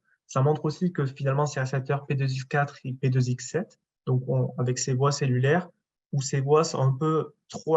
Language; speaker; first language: French; native; French